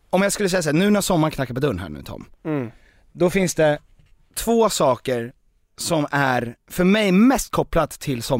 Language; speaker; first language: Swedish; native; Swedish